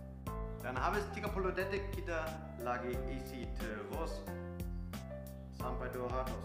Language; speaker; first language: Indonesian; non-native, fluent; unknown